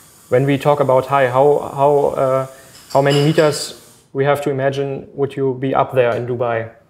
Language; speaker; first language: English; non-native, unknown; German